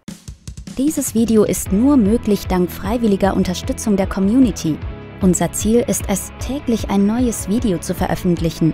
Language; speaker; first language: German; native; German